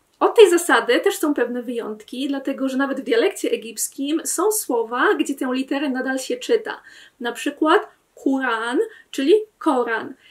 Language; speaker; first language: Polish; native; Polish